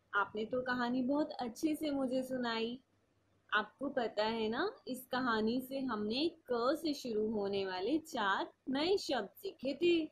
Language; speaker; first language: Hindi; native; Hindi